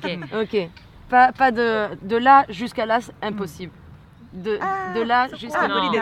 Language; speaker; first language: French; native; French